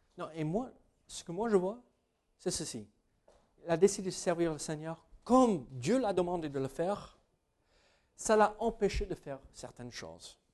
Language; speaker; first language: French; non-native, fluent; English